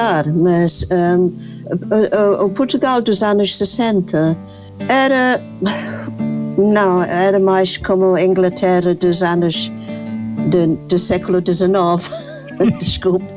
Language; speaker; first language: Portuguese; non-native, fluent; English